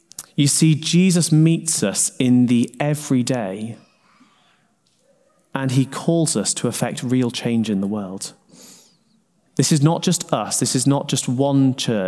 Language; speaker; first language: English; native; English